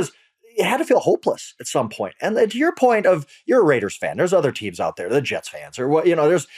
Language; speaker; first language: English; native; English